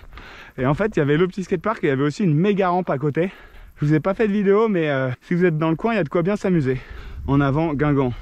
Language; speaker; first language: French; native; French